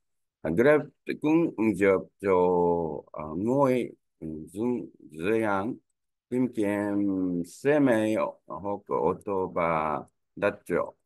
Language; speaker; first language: Vietnamese; non-native, learner; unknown